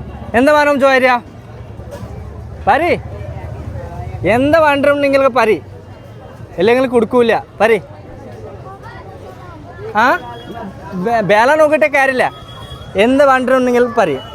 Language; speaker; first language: Malayalam; non-native, learner; Bangla